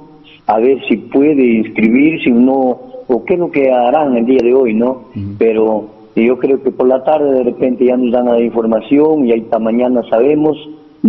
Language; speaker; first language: Spanish; native; Spanish